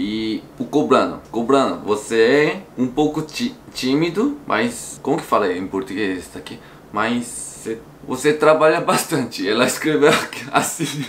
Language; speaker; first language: Portuguese; non-native, fluent; Korean